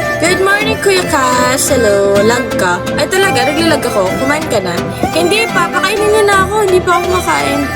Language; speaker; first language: Filipino; non-native, local second language; Hiligaynon